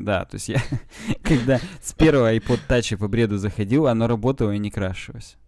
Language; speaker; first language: Russian; native; Russian